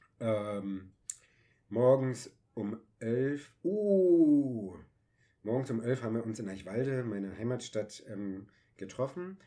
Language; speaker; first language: German; native; German